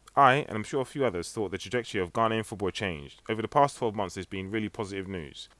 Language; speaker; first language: English; native; English